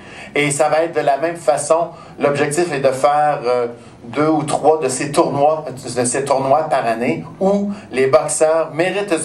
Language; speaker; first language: French; native; French